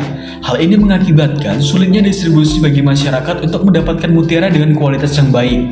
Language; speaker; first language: Indonesian; native; Indonesian